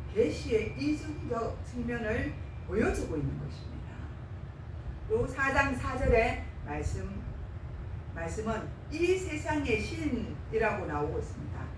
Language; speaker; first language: Korean; native; Korean